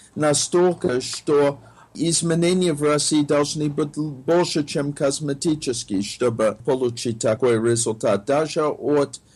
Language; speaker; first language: Russian; non-native, fluent; English